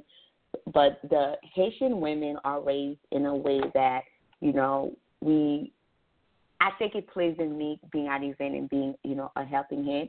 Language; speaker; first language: English; non-native, fluent; Haitian Creole